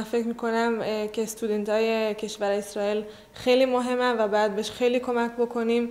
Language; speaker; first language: Persian; early bilingual, heritage; Persian